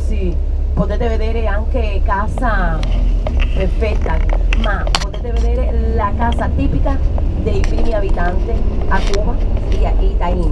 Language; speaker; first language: Italian; non-native, fluent; Spanish